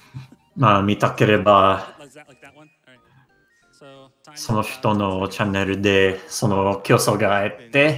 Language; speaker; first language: Japanese; non-native, learner; English